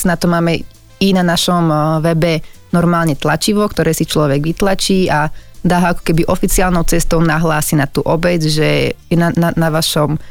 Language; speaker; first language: Slovak; native; Slovak